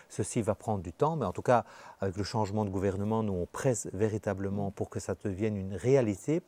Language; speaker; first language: French; native; French